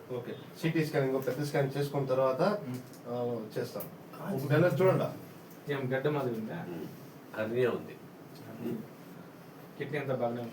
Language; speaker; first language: Telugu; native; Telugu